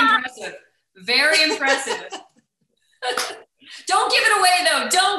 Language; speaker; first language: English; native; English